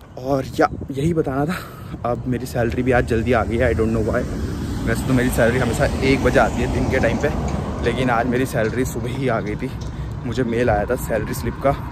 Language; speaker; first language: Hindi; native; Hindi